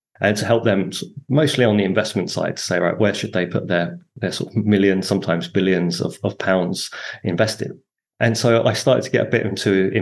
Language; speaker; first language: English; native; English